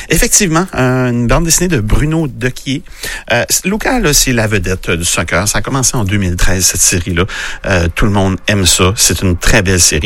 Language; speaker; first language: French; native; French